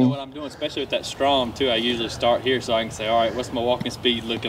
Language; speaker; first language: English; native; English